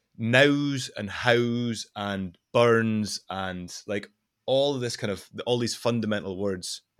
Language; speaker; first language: English; non-native, local second language; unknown